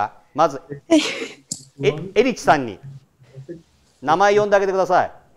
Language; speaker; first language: Japanese; native; Japanese